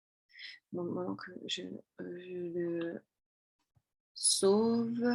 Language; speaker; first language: French; non-native, fluent; Italian